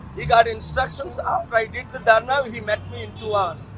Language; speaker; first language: English; non-native, local second language; Telugu